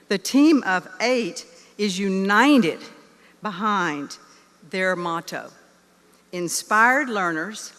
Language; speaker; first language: English; native; English